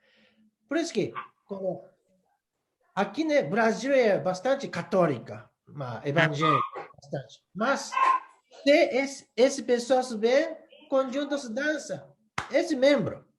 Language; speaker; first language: Portuguese; non-native, learner; Japanese